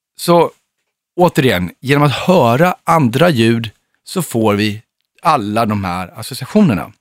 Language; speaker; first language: Swedish; native; Swedish